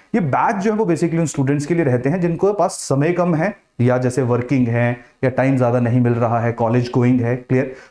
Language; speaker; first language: Hindi; native; Hindi